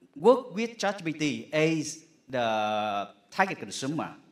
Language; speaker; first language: English; non-native, fluent; Vietnamese